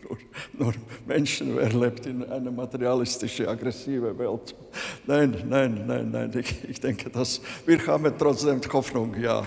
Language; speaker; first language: German; non-native, learner; Latvian